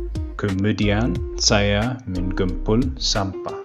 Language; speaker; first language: Indonesian; non-native, learner; Arabic